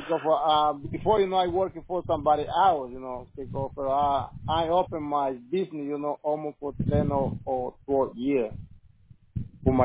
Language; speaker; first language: English; non-native, learner; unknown